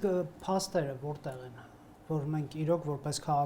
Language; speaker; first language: Armenian; native; Armenian